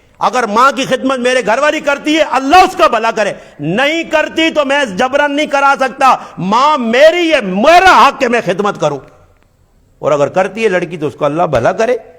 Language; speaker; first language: Urdu; non-native, local second language; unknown